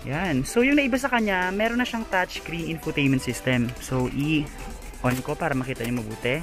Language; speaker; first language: Filipino; native; Filipino